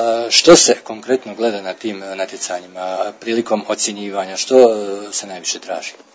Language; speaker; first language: Croatian; native; Croatian